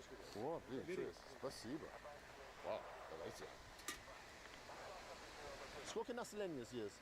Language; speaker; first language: Russian; non-native, learner; English